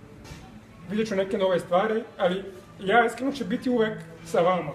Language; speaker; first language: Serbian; non-native, fluent; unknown